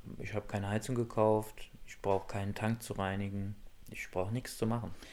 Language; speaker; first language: German; native; German